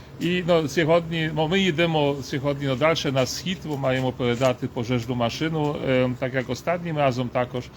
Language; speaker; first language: Ukrainian; non-native, learner; Polish